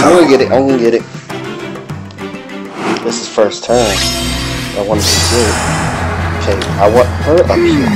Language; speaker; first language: English; native; English